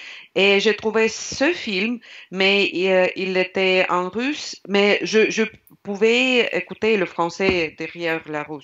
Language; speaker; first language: French; non-native, learner; Russian